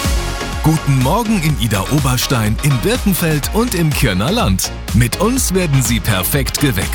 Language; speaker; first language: German; native; German